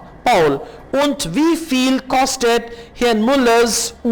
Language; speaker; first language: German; non-native, learner; Urdu